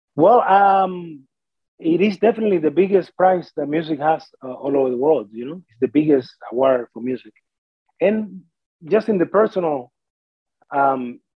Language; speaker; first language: English; non-native, fluent; Spanish